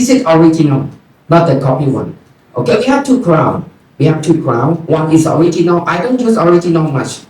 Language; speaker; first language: English; non-native, learner; Thai